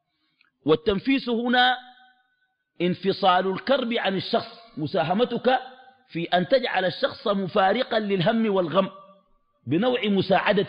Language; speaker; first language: Arabic; native; Arabic